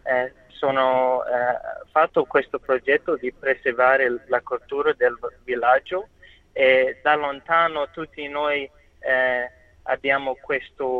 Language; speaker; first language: Italian; non-native, learner; English